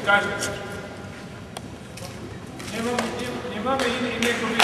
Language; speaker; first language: Polish; non-native, fluent; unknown